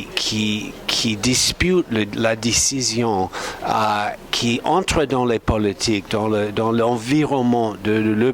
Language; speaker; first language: French; non-native, fluent; English